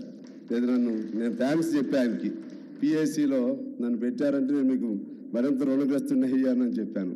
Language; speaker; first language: Telugu; native; Telugu